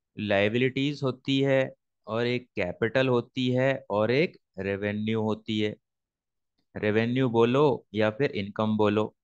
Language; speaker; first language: Hindi; native; Hindi